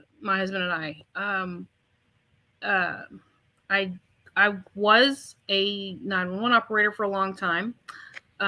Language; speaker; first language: English; native; English